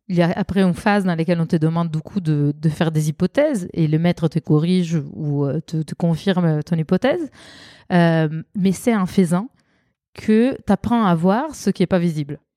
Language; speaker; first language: French; non-native, fluent; Italian